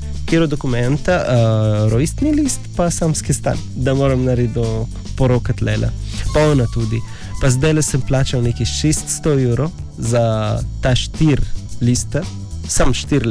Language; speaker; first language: Slovenian; non-native, learner; Arabic